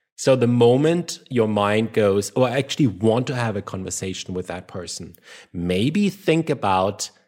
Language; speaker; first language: English; non-native, fluent; German